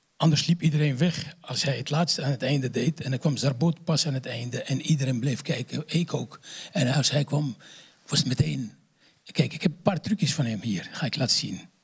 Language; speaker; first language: Dutch; non-native, fluent; Arabic